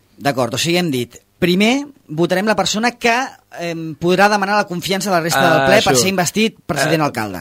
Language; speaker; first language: Catalan; native; Catalan